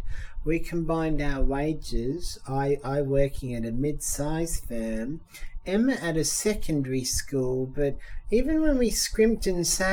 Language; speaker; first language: English; native; English